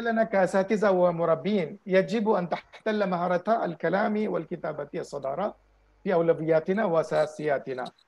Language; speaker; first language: Arabic; non-native, fluent; Urdu